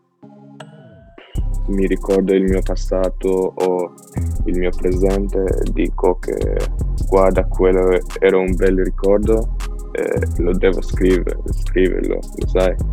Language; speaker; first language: Italian; non-native, learner; Albanian